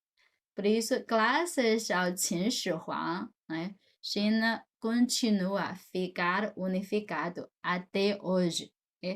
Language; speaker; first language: Portuguese; non-native, fluent; Chinese